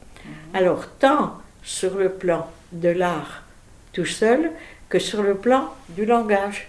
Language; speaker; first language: French; native; French